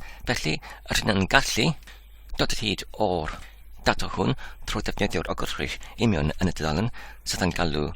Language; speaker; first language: Welsh; non-native, learner; English